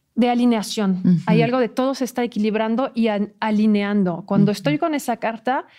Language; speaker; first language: Spanish; non-native, fluent; French